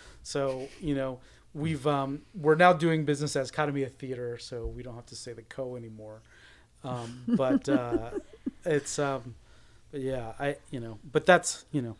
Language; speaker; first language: English; early bilingual, other home language; Spanish